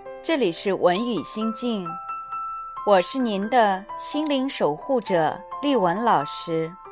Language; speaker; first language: Chinese; native; Chinese